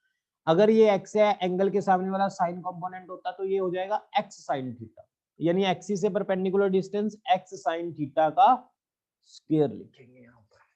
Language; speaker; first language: Hindi; native; Hindi